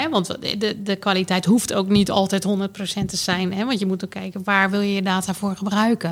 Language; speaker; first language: Dutch; native; Dutch